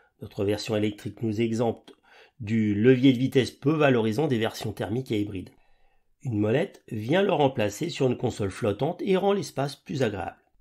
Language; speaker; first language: French; native; French